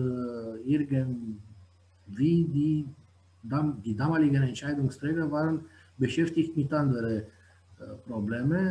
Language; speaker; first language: German; non-native, fluent; Romanian